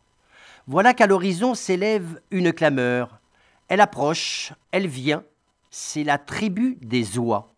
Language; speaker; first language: French; native; French